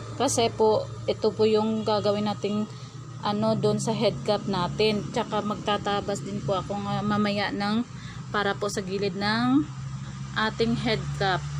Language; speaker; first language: Filipino; non-native, local second language; Cebuano